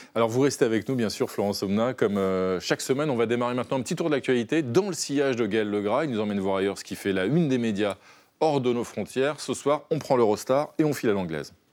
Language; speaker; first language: French; native; French